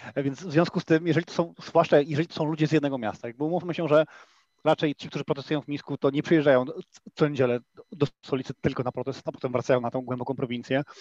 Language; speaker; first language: Polish; native; Polish